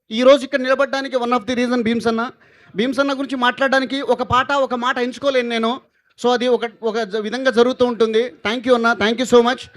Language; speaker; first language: Telugu; native; Telugu